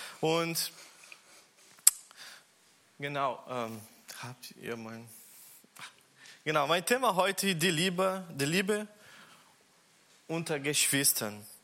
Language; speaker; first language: German; non-native, learner; Portuguese